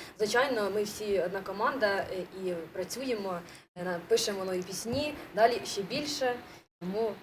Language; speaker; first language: Ukrainian; native; Ukrainian